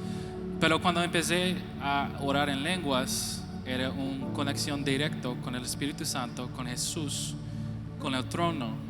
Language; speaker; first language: Spanish; non-native, fluent; English